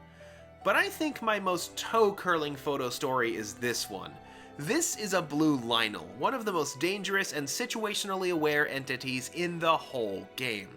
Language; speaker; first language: English; native; English